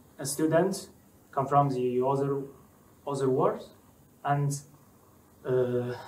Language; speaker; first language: English; non-native, learner; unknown